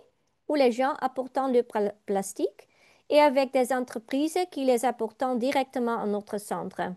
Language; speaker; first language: French; non-native, learner; Dutch